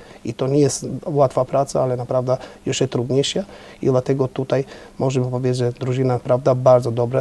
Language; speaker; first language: Polish; non-native, fluent; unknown